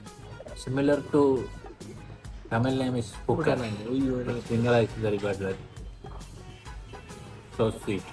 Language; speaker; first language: English; non-native, learner; Tamil